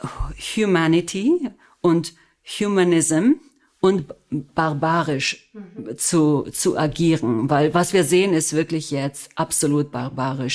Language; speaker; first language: German; non-native, fluent; Spanish